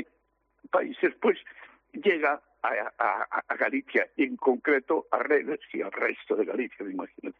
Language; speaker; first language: Spanish; native; Spanish